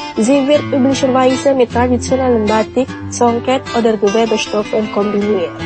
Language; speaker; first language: German; non-native, fluent; Indonesian